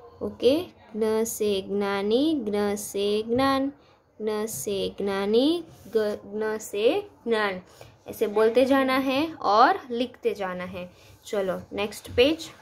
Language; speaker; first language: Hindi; non-native, local second language; Gujarati